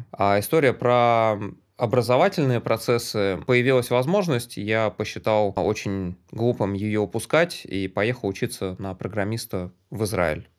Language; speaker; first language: Russian; native; Russian